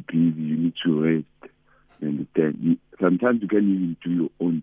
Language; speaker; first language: English; non-native, local second language; Venda